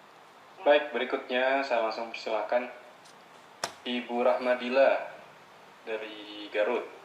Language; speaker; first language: Malay; native; Malay